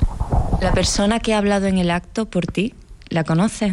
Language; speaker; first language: Spanish; native; Spanish